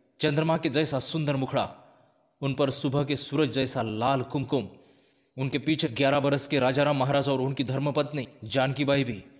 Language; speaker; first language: Hindi; non-native, local second language; Marathi